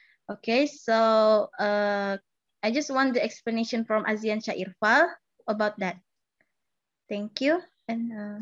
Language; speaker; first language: English; non-native, learner; Indonesian